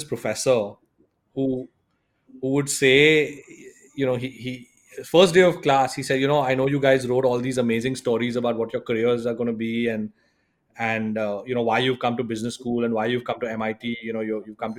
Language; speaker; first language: English; non-native, local second language; Hindi